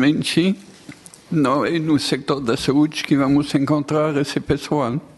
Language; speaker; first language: Portuguese; non-native, fluent; French